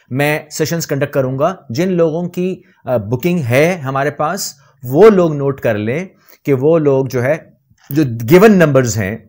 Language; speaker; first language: Urdu; native; Urdu